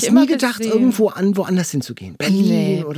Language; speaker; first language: German; native; German